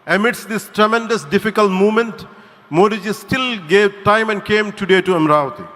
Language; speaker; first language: English; non-native, local second language; Telugu